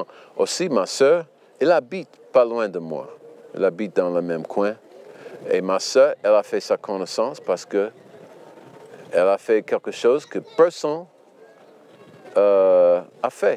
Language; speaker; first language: French; non-native, learner; English